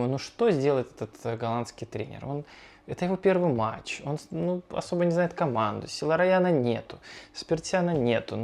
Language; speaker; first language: Russian; native; Russian